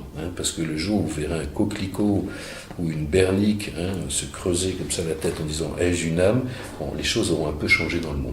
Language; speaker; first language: French; native; French